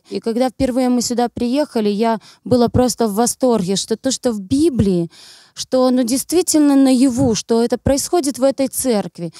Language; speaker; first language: Russian; native; Russian